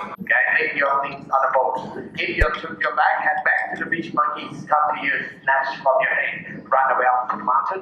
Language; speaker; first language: English; non-native, learner; Thai